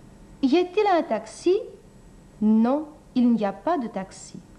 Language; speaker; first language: French; non-native, fluent; Russian